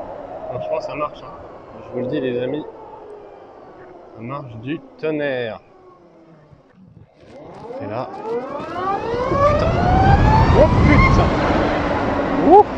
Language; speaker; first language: French; native; French